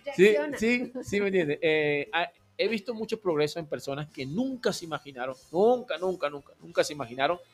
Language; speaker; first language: Spanish; native; Spanish